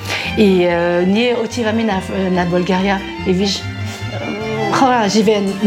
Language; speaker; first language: Bulgarian; non-native, learner; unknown